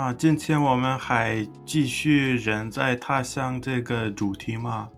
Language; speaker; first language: Chinese; non-native, fluent; English